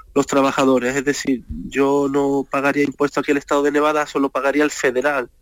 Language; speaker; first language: Spanish; native; Spanish